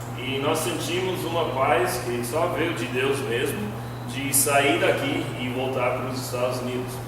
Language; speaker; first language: Portuguese; non-native, fluent; English